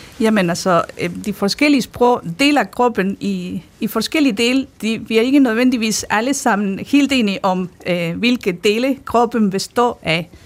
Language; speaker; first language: Danish; non-native, fluent; Spanish